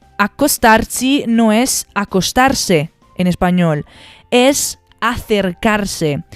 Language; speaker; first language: Spanish; non-native, fluent; Italian